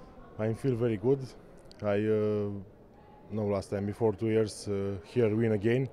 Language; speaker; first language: English; non-native, learner; Romanian